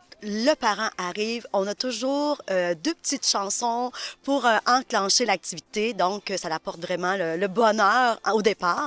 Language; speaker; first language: French; native; French